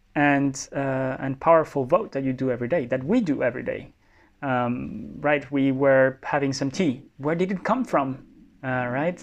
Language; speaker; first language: English; non-native, fluent; Spanish